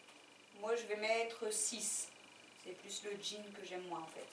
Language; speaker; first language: French; native; French